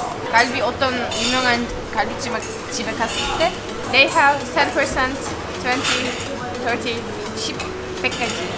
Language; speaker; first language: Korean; non-native, fluent; Turkish